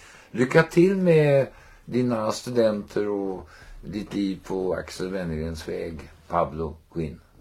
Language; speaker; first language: Swedish; native; Swedish